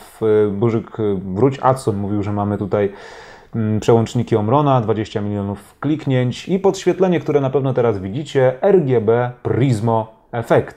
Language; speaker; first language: Polish; native; Polish